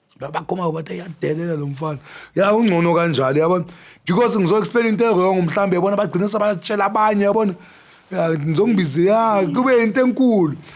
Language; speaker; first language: Zulu; native; Zulu